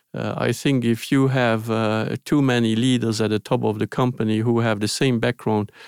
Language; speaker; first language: English; non-native, fluent; Luxembourgish